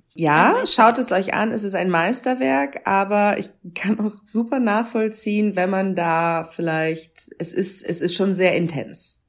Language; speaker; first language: German; native; German